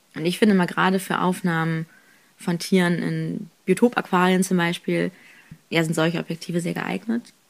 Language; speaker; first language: German; native; German